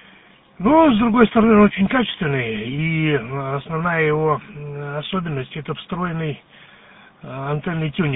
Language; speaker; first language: Russian; native; Russian